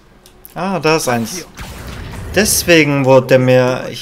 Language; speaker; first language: German; native; German